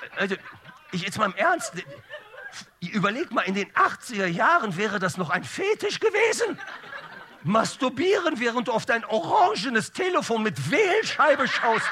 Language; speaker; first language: German; early bilingual, other home language; Turkish